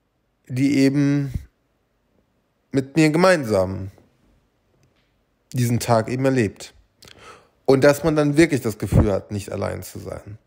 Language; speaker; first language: German; native; German